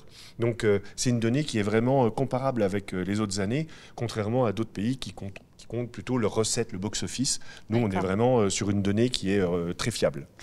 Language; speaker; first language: French; native; French